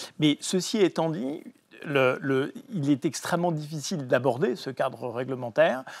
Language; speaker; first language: French; native; French